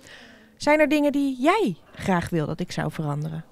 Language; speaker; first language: Dutch; native; Dutch